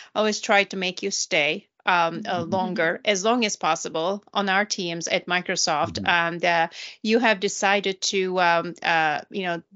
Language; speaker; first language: English; non-native, fluent; Turkish